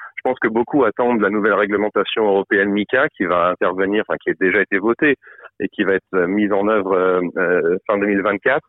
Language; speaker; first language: French; native; French